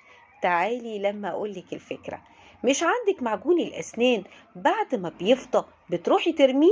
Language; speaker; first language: Arabic; native; Arabic